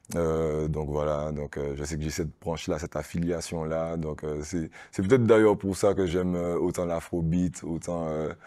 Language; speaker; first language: French; native; French